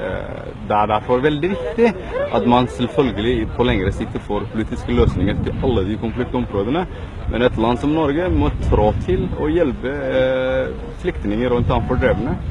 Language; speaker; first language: Norwegian; early bilingual, other home language; Somali